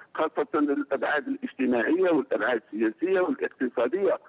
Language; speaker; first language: Arabic; native; Arabic